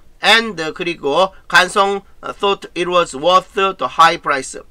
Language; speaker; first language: English; non-native, fluent; Korean